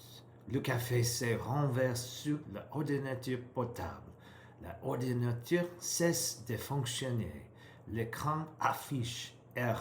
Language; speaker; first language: French; non-native, learner; English